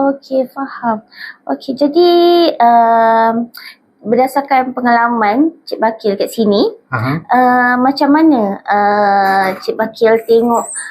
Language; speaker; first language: Malay; native; Malay